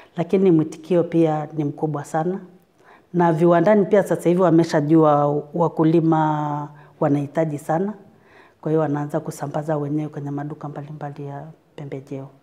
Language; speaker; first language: Swahili; native; Swahili